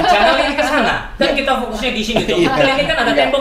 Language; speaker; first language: Indonesian; native; Indonesian